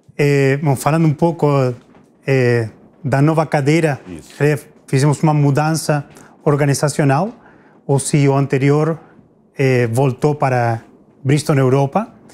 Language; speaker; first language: Portuguese; non-native, fluent; Spanish